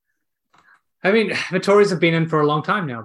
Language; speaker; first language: English; native; English